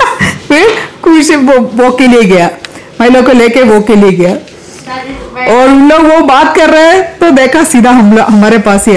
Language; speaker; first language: Hindi; non-native, local second language; Malayalam